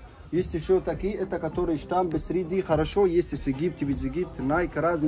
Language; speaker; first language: Russian; non-native, learner; Arabic